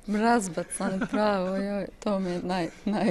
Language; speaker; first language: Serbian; non-native, learner; Turkish